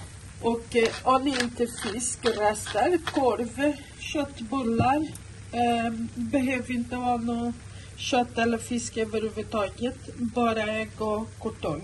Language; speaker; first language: Swedish; non-native, fluent; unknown